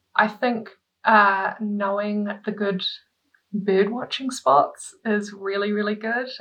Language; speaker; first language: English; native; English